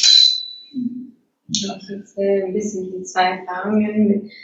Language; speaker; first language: German; non-native, fluent; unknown